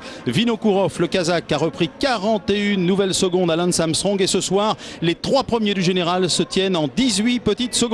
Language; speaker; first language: French; native; French